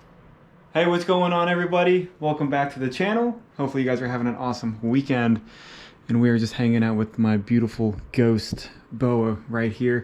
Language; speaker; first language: English; native; English